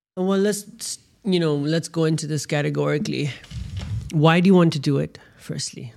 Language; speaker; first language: English; non-native, local second language; Urdu